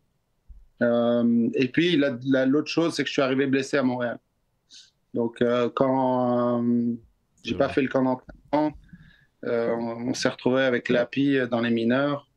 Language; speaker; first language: French; native; French